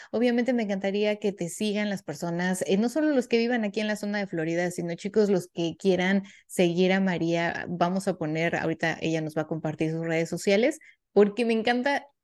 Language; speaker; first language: Spanish; native; Spanish